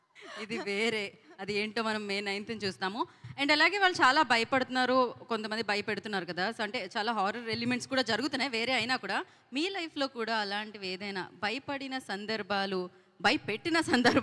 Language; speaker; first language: Telugu; native; Telugu